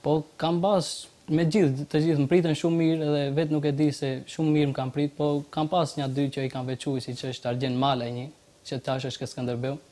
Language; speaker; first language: Albanian; native; Albanian